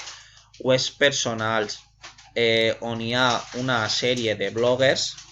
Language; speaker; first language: Catalan; non-native, local second language; Spanish